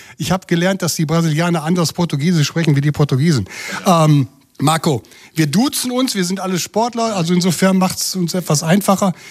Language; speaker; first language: German; native; German